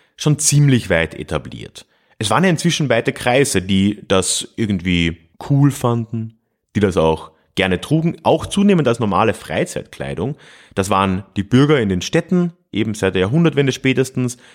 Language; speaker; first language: German; native; German